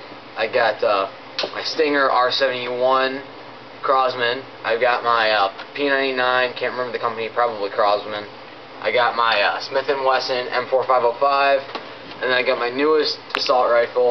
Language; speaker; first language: English; native; English